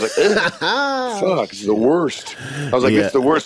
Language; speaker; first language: English; native; English